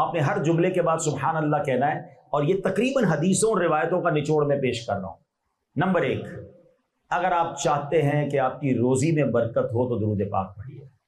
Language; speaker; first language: Urdu; native; Urdu